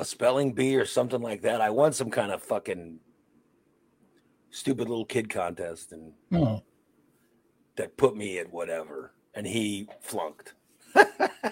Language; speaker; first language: English; early bilingual, other home language; Spanish